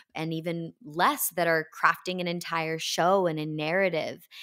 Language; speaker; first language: English; native; English